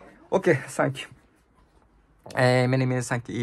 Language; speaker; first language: English; non-native, learner; Japanese